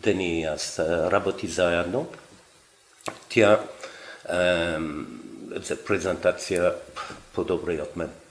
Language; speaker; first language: Bulgarian; non-native, learner; French